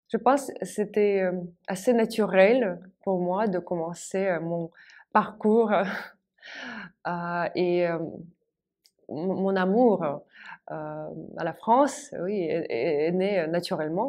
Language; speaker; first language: French; non-native, fluent; Russian